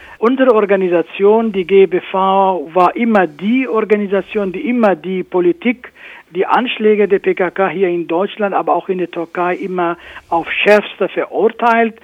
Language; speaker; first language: German; non-native, fluent; Kurdish